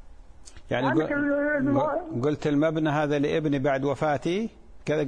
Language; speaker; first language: Arabic; native; Arabic